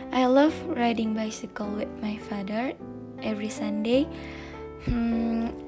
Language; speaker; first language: English; non-native, learner; Minangkabau